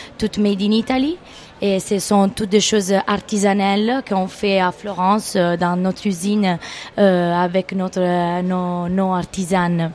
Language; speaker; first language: French; non-native, fluent; Italian